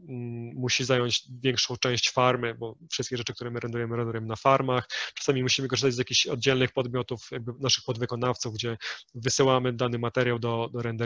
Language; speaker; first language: Polish; native; Polish